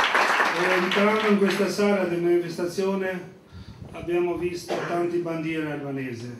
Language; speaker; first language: Italian; non-native, fluent; Albanian